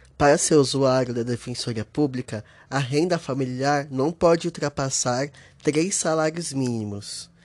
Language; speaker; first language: Portuguese; native; Portuguese